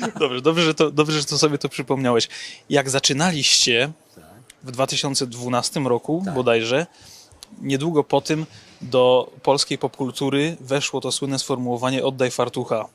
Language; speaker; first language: Polish; native; Polish